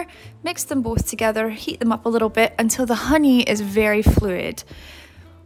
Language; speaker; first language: English; native; English